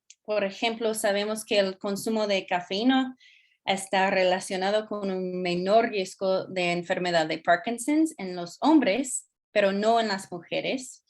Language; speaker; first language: Spanish; non-native, fluent; English